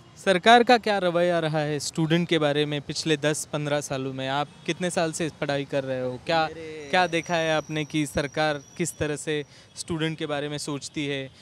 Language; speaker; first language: Hindi; non-native, local second language; Marathi